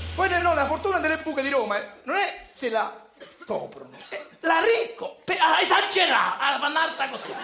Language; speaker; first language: Italian; native; Italian